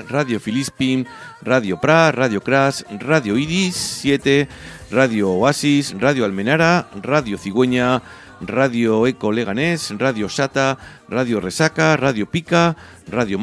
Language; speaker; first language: Spanish; native; Spanish